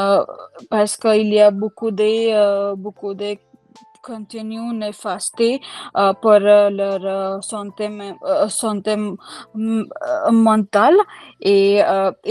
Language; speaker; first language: French; non-native, learner; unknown